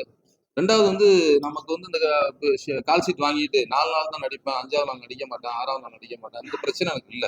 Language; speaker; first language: Tamil; native; Tamil